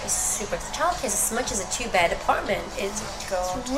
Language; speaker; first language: English; non-native, fluent; Greek